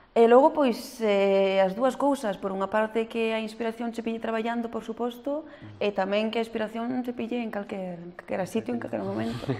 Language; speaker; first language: Galician; early bilingual, heritage; French